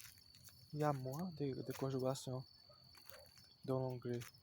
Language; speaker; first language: French; non-native, learner; Portuguese